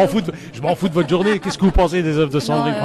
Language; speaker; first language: French; native; French